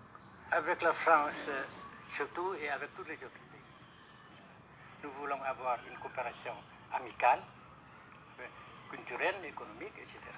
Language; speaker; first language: French; non-native, local second language; Vietnamese